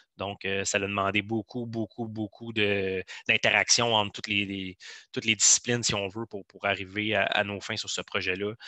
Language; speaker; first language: French; native; French